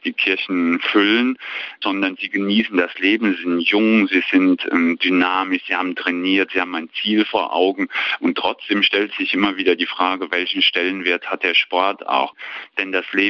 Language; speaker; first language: German; native; German